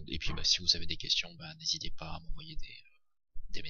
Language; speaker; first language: French; native; French